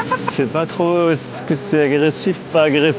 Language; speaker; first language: French; native; French